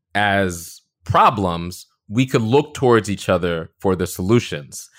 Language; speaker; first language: English; native; English